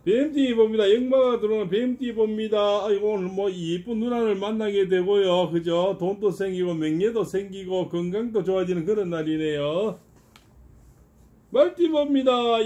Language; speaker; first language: Korean; native; Korean